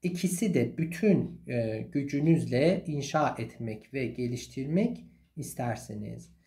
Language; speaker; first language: Turkish; non-native, fluent; Persian